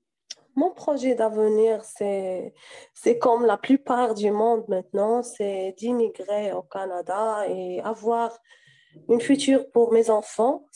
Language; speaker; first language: French; non-native, fluent; Arabic